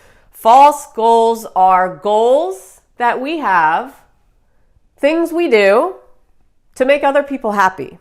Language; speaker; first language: English; native; English